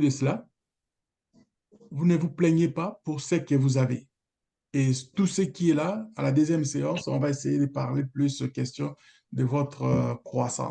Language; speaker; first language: French; non-native, local second language; Swahili